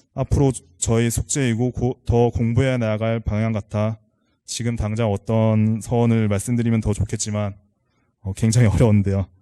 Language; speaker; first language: Korean; native; Korean